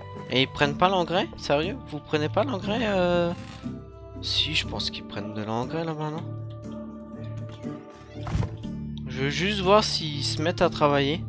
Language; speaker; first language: French; native; French